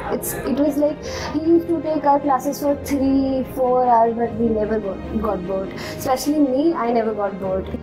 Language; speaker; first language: English; non-native, local second language; Hindi